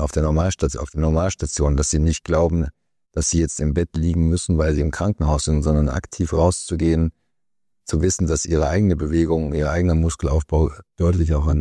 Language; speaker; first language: German; native; German